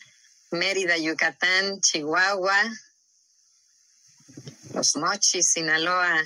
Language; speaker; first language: Spanish; native; Spanish